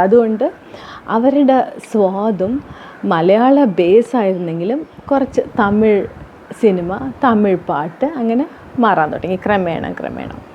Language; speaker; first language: Malayalam; early bilingual, heritage; Tamil